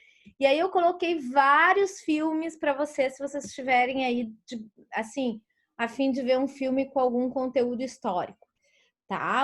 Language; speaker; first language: Portuguese; native; Portuguese